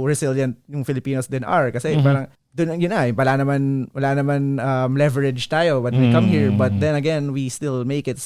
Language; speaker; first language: English; non-native, local second language; Filipino